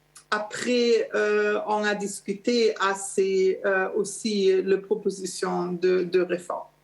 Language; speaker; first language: French; non-native, learner; German